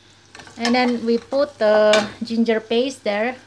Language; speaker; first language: English; non-native, learner; Indonesian